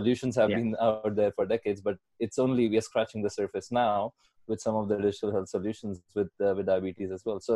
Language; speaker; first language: English; non-native, local second language; Marathi